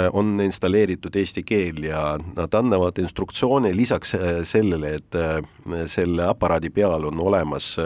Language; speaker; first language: Estonian; non-native, local second language; Russian